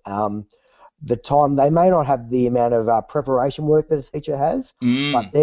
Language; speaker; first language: English; native; English